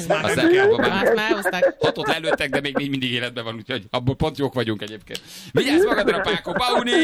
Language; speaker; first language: Hungarian; native; Hungarian